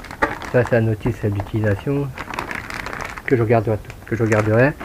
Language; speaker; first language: French; native; French